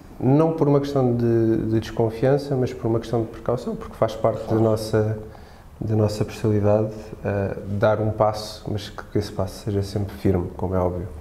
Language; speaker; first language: Portuguese; native; Portuguese